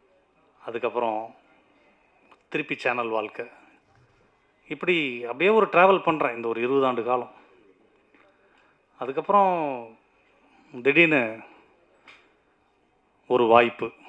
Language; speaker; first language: Tamil; native; Tamil